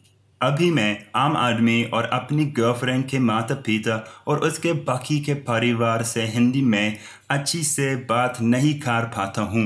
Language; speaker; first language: Hindi; non-native, learner; English